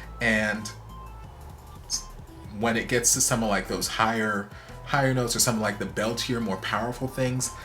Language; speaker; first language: English; native; English